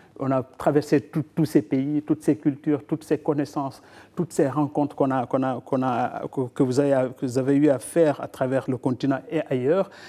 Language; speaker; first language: French; non-native, local second language; Wolof